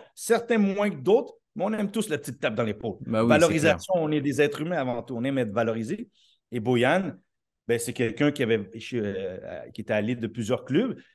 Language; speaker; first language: French; native; French